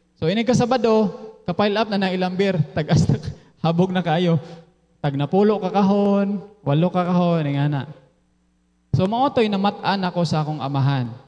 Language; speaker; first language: Cebuano; non-native, local second language; Filipino